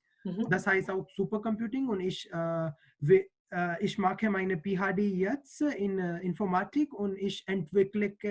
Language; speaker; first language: German; non-native, learner; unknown